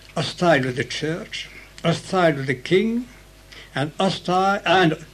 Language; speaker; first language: English; non-native, fluent; French